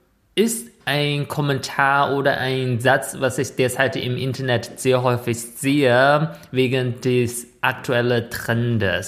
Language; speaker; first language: German; non-native, fluent; Chinese